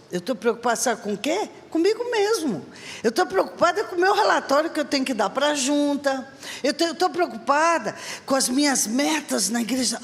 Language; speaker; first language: Portuguese; native; Portuguese